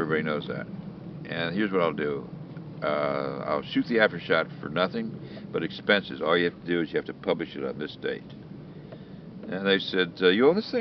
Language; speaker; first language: English; native; English